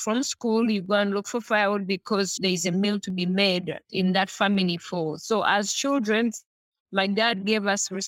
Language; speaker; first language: English; non-native, local second language; Ganda